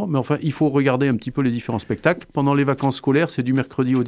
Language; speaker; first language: French; native; French